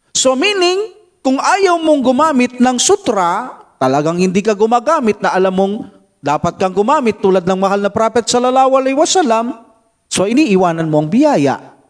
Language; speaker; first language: Filipino; non-native, local second language; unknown